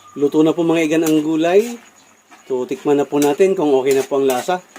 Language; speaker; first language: Filipino; non-native, local second language; Bikol